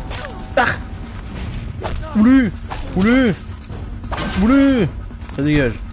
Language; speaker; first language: French; native; French